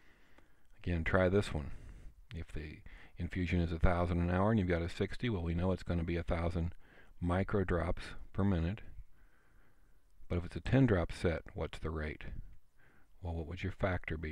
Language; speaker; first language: English; native; English